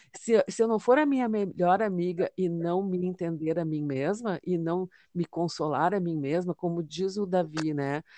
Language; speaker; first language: Portuguese; native; Portuguese